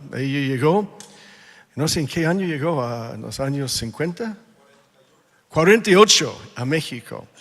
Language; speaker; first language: Spanish; non-native, fluent; English